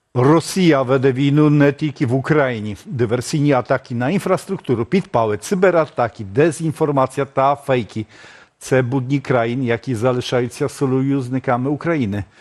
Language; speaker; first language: Ukrainian; native; Ukrainian